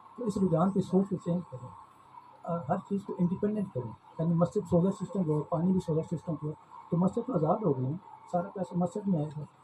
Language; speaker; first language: Urdu; non-native, local second language; Punjabi